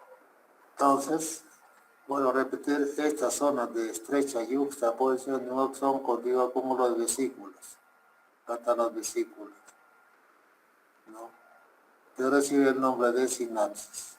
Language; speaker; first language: Spanish; native; Spanish